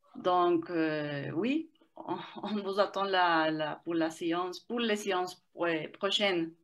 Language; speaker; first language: French; non-native, fluent; Spanish